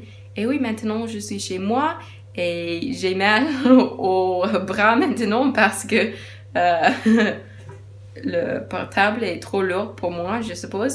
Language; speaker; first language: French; non-native, learner; English